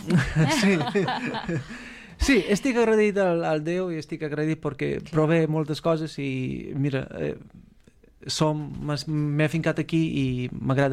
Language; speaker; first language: Catalan; non-native, fluent; Romanian